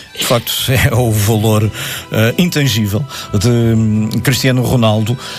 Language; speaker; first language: Portuguese; native; Portuguese